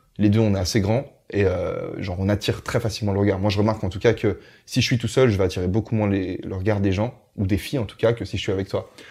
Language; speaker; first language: French; native; French